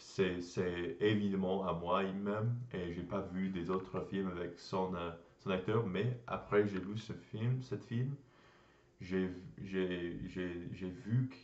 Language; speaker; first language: French; non-native, learner; English